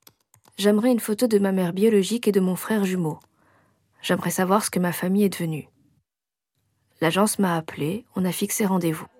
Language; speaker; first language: French; native; French